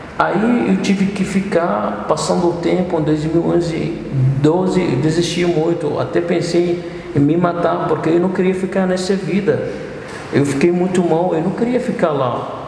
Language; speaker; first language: Portuguese; non-native, fluent; Arabic